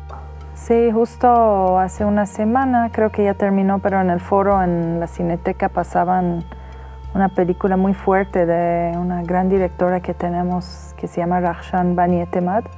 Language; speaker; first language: Spanish; non-native, fluent; Persian